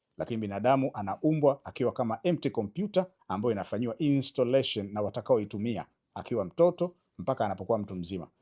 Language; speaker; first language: Swahili; native; Swahili